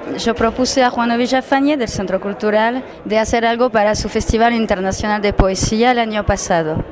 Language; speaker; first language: Spanish; non-native, fluent; French